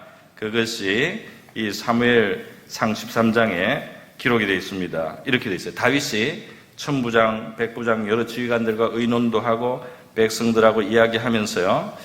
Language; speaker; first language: Korean; native; Korean